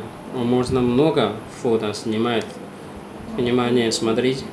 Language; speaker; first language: Russian; non-native, learner; Chinese